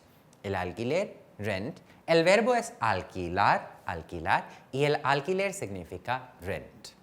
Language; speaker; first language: Spanish; non-native, fluent; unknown